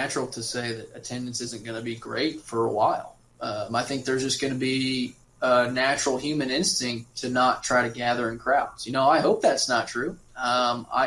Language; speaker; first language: English; native; English